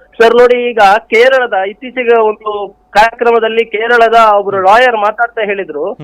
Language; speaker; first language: Kannada; non-native, local second language; Tulu